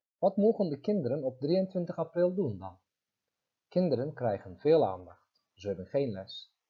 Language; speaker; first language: Dutch; non-native, fluent; Turkish